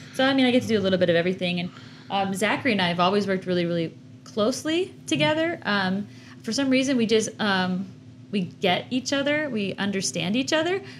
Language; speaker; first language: English; native; English